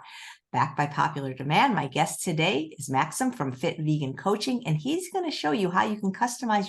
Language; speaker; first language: English; native; English